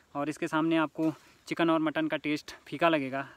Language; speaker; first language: Hindi; native; Hindi